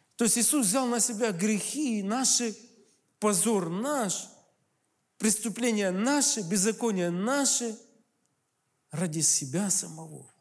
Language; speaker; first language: Russian; native; Russian